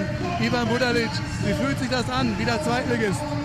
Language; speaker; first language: German; native; German